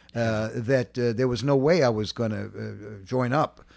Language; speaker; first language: English; native; English